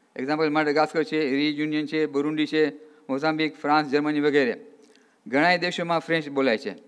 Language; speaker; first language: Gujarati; early bilingual, heritage; Gujarati